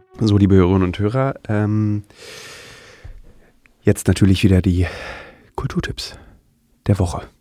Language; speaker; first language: German; native; German